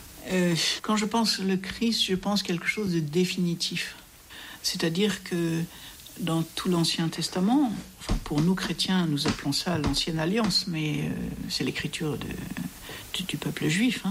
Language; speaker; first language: French; native; French